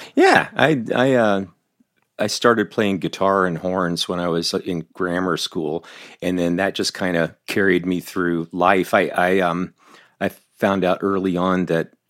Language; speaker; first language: English; native; English